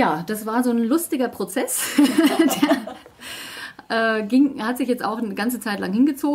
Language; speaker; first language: German; native; German